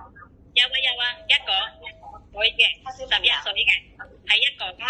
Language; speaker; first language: Cantonese; non-native, learner; Indonesian